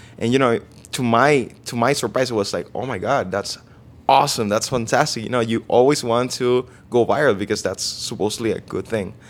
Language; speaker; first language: English; non-native, fluent; Spanish